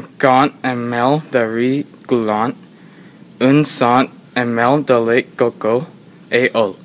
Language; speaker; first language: French; non-native, learner; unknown